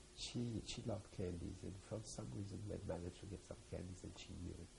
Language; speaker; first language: English; early bilingual, other home language; French